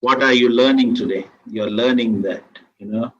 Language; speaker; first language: English; non-native, local second language; Telugu